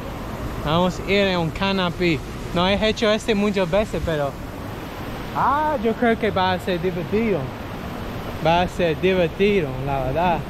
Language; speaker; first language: Spanish; non-native, learner; English